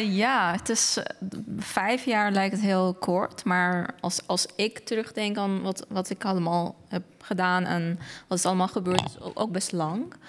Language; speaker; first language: Dutch; non-native, fluent; Persian